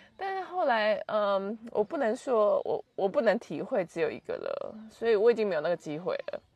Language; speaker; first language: Chinese; native; Chinese